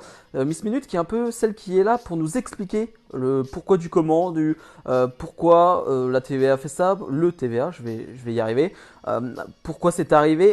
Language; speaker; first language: French; native; French